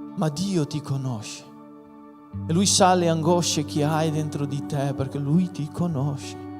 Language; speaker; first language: Italian; non-native, fluent; Portuguese